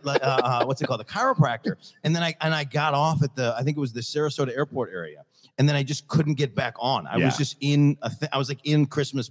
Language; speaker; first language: English; native; English